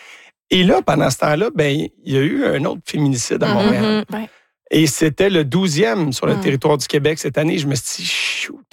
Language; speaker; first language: French; native; French